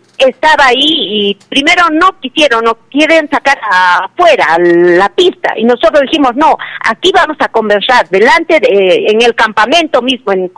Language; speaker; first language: Spanish; native; Spanish